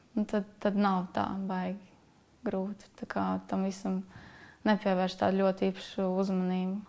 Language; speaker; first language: Latvian; non-native, local second language; Russian